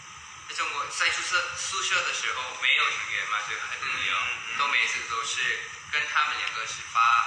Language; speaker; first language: Chinese; non-native, learner; Thai